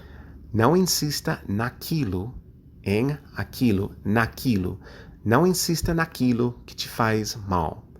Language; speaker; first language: Portuguese; non-native, fluent; English